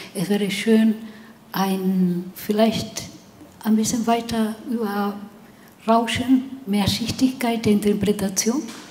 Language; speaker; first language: German; non-native, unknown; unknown